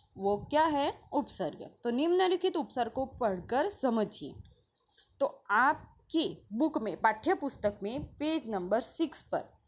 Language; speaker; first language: Hindi; non-native, local second language; Gujarati